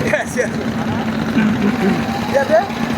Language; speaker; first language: English; non-native, learner; Bangla